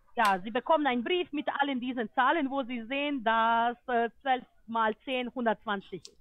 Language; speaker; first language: German; non-native, fluent; Bosnian